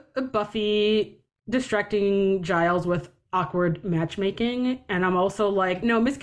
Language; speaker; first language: English; native; English